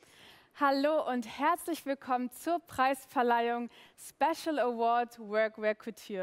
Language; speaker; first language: German; native; German